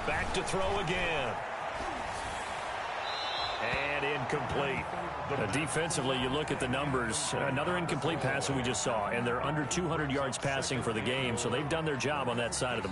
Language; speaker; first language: English; native; English